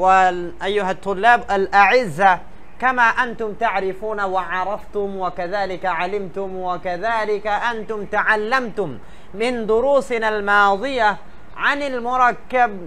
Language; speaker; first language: Arabic; non-native, fluent; Bangla